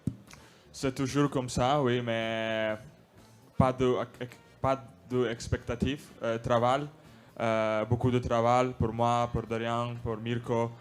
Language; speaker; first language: French; non-native, learner; Russian